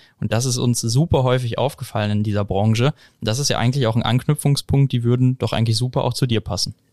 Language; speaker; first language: German; native; German